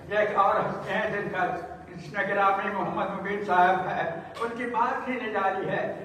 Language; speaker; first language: Urdu; native; Urdu